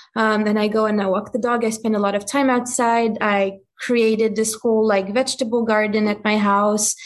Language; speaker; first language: English; non-native, fluent; French